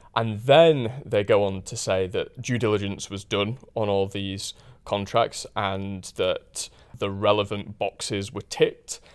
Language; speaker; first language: English; native; English